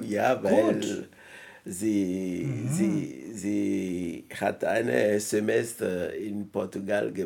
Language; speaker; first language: German; non-native, learner; French